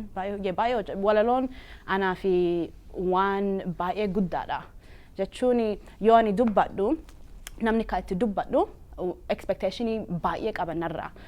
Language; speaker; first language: Oromo; early bilingual, heritage; Oromo